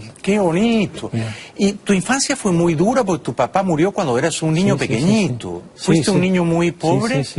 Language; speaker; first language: Spanish; native; Spanish